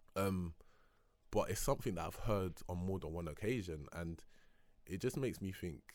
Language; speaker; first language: English; native; English